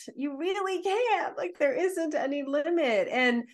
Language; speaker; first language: English; early bilingual, other home language; Spanish